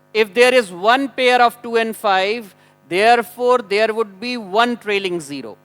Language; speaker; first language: English; non-native, local second language; Hindi